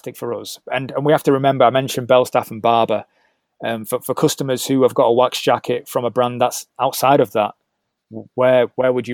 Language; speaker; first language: English; native; English